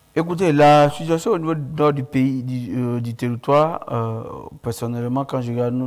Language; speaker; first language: French; non-native, local second language; Mandingo